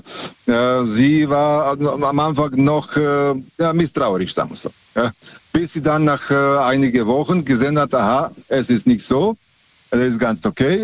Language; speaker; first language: German; native; German